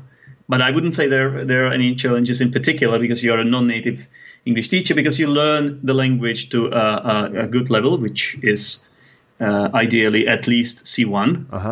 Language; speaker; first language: English; non-native, fluent; Czech